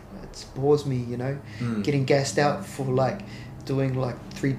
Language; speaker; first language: English; native; English